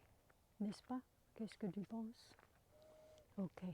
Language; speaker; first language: French; non-native, learner; Chinese